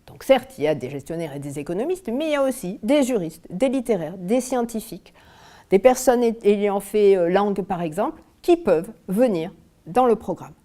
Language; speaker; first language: French; native; French